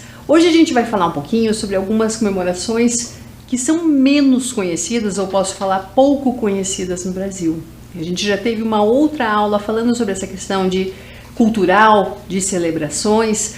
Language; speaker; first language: Portuguese; native; Portuguese